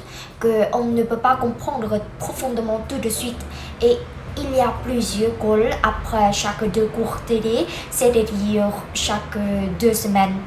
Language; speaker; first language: French; non-native, learner; Vietnamese